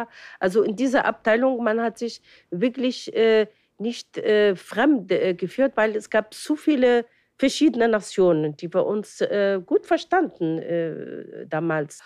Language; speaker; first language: German; non-native, fluent; Arabic